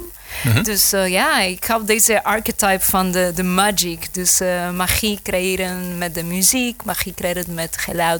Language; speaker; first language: Dutch; non-native, learner; Spanish